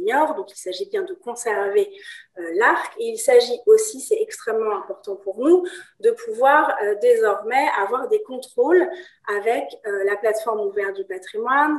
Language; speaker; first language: French; native; French